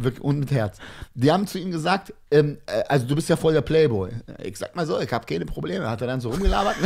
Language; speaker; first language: German; early bilingual, other home language; Greek